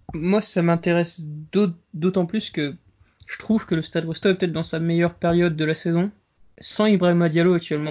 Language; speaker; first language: French; native; French